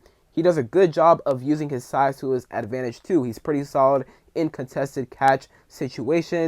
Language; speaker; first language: English; native; English